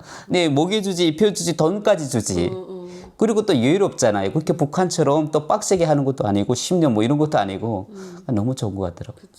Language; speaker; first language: Korean; native; Korean